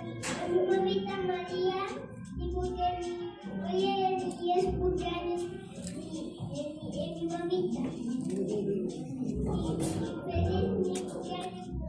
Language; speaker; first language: Spanish; native; Spanish